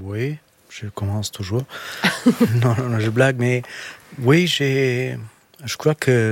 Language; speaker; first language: French; non-native, fluent; Romanian